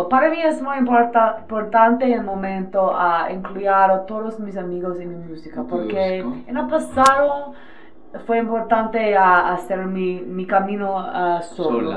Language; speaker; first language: Spanish; non-native, learner; English